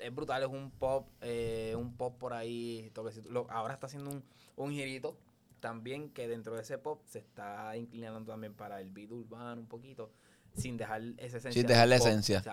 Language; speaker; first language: Spanish; native; Spanish